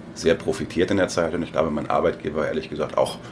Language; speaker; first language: German; native; German